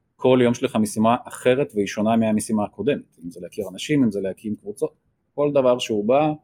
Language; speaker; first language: Hebrew; early bilingual, other home language; Russian